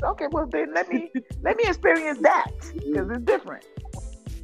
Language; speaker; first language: English; non-native, local second language; French